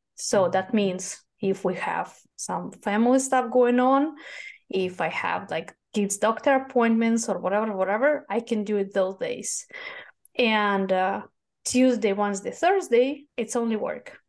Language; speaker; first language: English; non-native, fluent; Russian